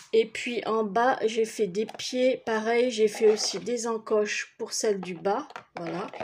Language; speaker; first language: French; native; French